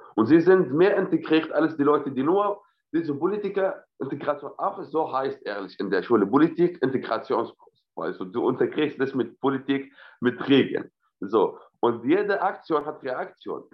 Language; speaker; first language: German; non-native, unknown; Arabic